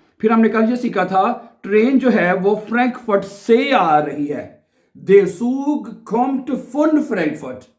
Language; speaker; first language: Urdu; non-native, local second language; Punjabi